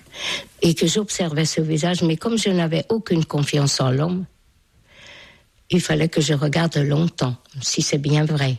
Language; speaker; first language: French; non-native, fluent; Hungarian